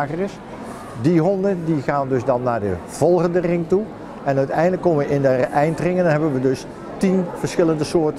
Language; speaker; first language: Dutch; native; Dutch